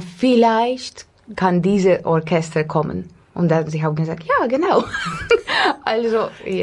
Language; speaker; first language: German; non-native, fluent; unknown